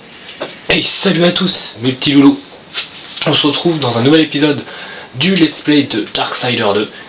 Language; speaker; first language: French; native; French